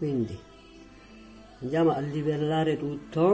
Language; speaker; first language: Italian; native; Italian